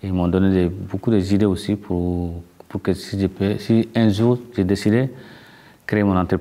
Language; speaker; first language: French; non-native, learner; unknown